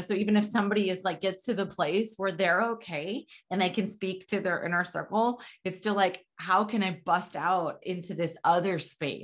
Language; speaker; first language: English; native; English